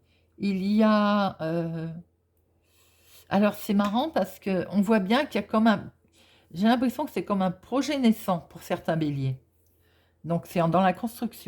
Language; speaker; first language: French; native; French